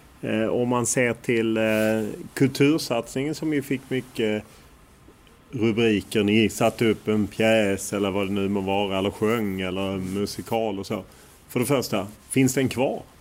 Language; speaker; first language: Swedish; native; Swedish